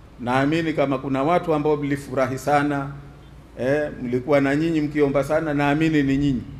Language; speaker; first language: Swahili; native; Swahili